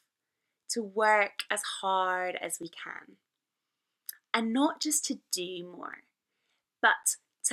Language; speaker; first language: English; native; English